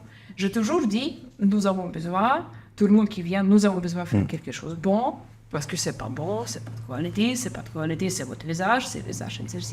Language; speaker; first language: French; non-native, learner; Ukrainian